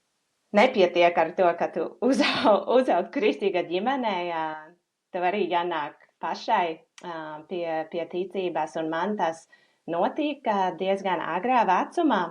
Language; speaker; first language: Latvian; non-native, fluent; English